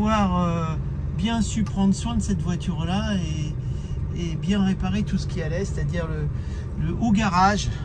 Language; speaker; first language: French; native; French